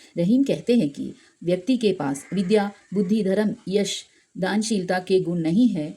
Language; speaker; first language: Hindi; non-native, local second language; Malayalam